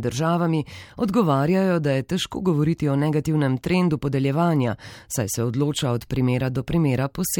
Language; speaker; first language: Slovenian; native; Slovenian